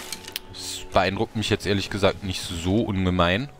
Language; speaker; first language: German; native; German